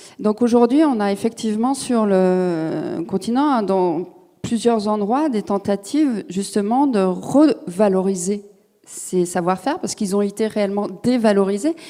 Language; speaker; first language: French; native; French